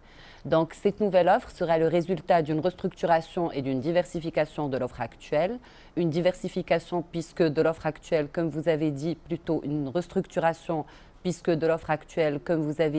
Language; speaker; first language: French; non-native, local second language; Arabic